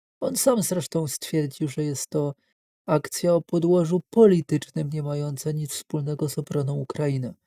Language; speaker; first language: Polish; native; Polish